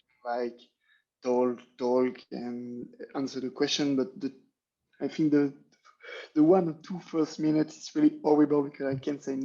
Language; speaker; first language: English; non-native, learner; French